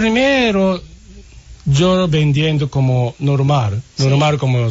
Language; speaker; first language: Spanish; non-native, learner; Japanese